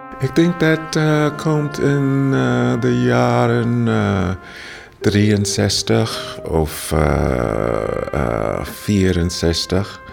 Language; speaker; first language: Dutch; non-native, learner; English